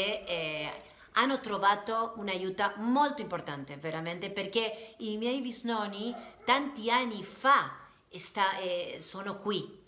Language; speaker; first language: Italian; non-native, learner; Spanish